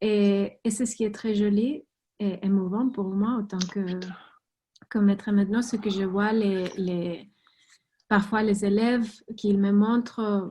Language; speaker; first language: French; non-native, fluent; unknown